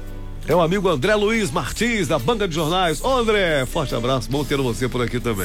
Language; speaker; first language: Portuguese; native; Portuguese